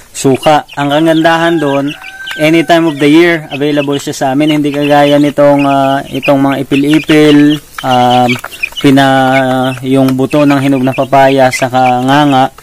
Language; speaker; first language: Filipino; non-native, local second language; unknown